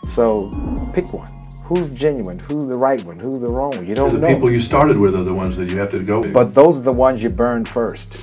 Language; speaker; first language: English; native; English